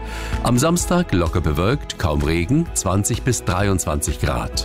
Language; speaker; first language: German; native; German